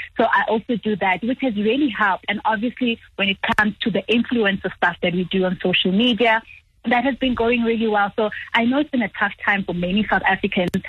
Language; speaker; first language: English; non-native, local second language; Zulu